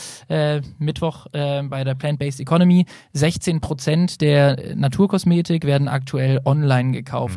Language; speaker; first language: German; native; German